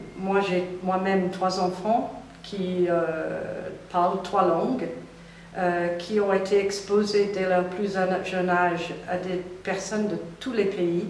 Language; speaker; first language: French; non-native, fluent; English